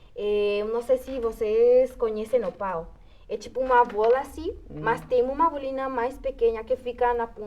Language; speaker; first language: Portuguese; non-native, fluent; Spanish